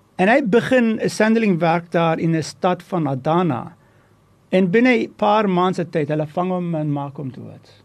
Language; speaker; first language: Afrikaans; non-native, fluent; Turkish